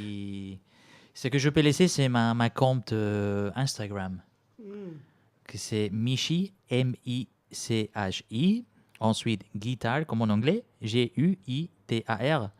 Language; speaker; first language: French; non-native, fluent; Spanish